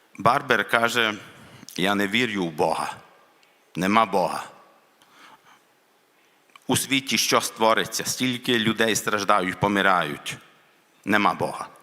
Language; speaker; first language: Ukrainian; non-native, local second language; Hungarian